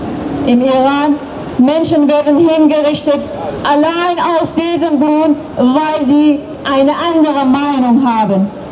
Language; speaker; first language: German; non-native, fluent; Persian